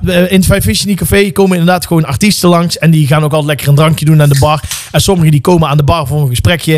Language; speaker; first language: Dutch; native; Dutch